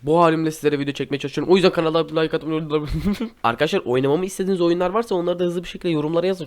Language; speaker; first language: Turkish; native; Turkish